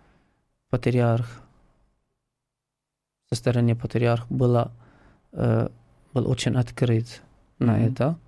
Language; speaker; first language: Russian; non-native, fluent; Arabic